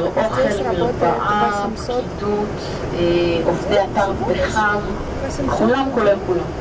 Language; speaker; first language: Hebrew; native; Hebrew